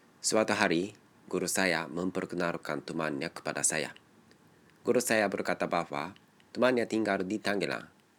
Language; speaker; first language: Indonesian; non-native, learner; Japanese